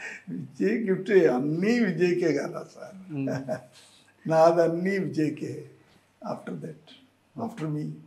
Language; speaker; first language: Telugu; non-native, learner; Tamil